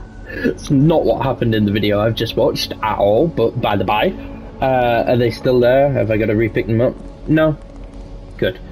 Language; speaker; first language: English; native; English